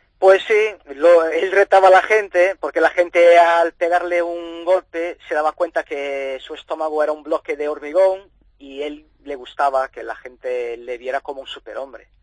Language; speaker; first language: Spanish; early bilingual, heritage; Spanish